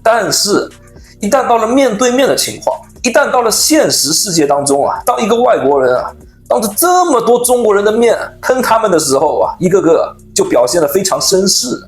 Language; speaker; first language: Chinese; native; Chinese